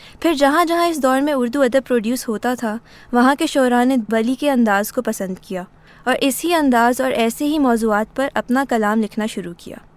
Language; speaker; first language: Urdu; native; Urdu